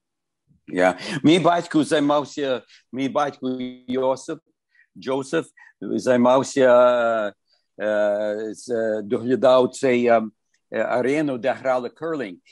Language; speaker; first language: Ukrainian; early bilingual, heritage; Ukrainian